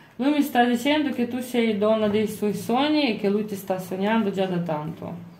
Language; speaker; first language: Italian; non-native, fluent; Lithuanian